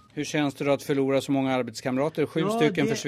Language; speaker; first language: Swedish; native; Swedish